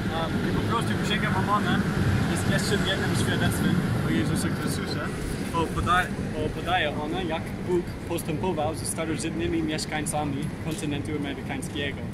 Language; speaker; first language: Polish; non-native, learner; English